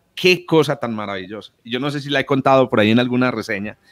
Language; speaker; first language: Spanish; native; Spanish